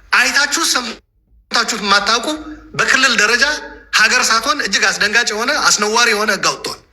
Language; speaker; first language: Amharic; non-native, local second language; Tigrinya